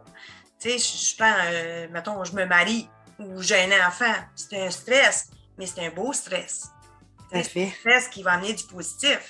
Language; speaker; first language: French; native; French